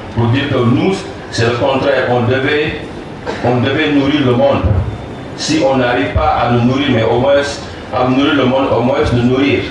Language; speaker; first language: French; non-native, local second language; Wolof